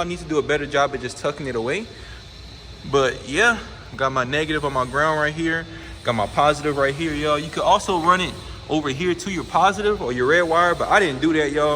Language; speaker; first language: English; native; English